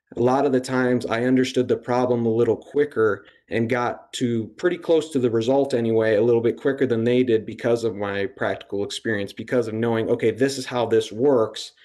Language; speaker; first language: English; native; English